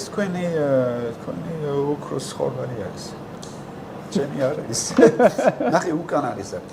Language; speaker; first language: Georgian; non-native, learner; French